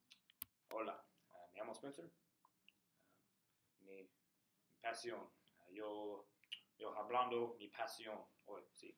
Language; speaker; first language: Spanish; non-native, learner; English